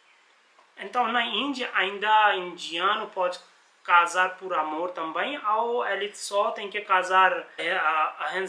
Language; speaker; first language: Portuguese; non-native, learner; Hindi